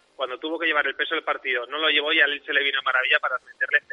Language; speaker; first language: Spanish; native; Spanish